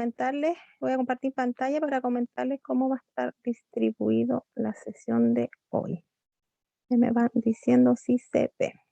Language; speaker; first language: Spanish; native; Spanish